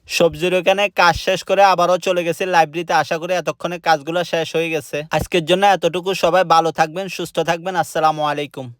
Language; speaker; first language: Bangla; native; Bangla